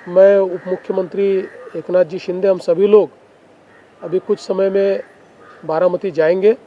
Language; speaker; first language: Hindi; non-native, local second language; Marathi